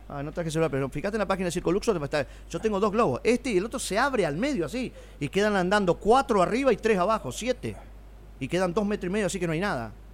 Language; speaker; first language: Spanish; native; Spanish